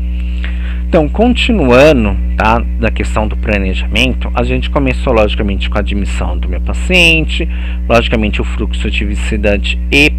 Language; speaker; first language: Portuguese; native; Portuguese